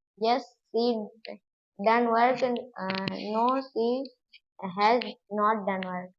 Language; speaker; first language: English; non-native, learner; Hindi